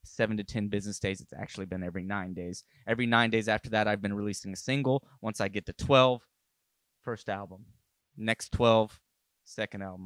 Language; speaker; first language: English; native; English